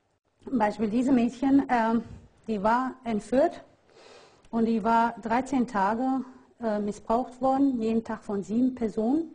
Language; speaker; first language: German; non-native, fluent; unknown